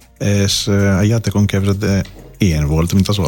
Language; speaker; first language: Hungarian; non-native, learner; Greek